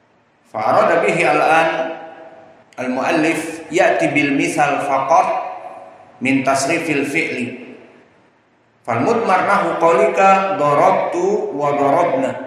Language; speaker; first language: Arabic; non-native, fluent; Indonesian